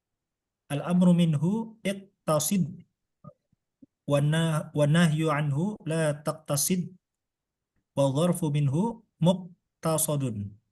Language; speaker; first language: Arabic; non-native, learner; Indonesian